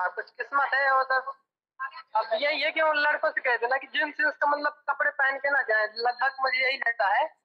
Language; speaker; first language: Hindi; native; Hindi